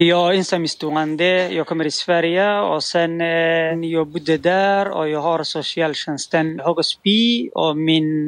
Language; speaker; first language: Swedish; non-native, learner; Somali